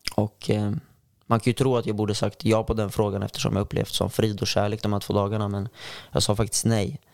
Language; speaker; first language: Swedish; native; Swedish